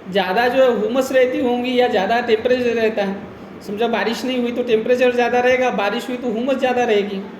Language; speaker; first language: Hindi; non-native, local second language; Marathi